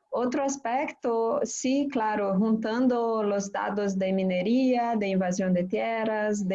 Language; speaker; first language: Spanish; non-native, fluent; Portuguese